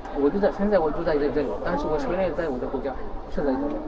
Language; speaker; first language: Chinese; non-native, learner; Amharic